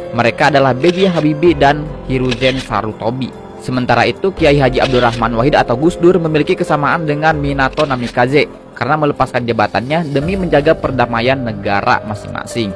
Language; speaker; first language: Indonesian; native; Indonesian